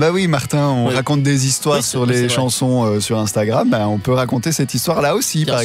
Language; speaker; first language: French; native; French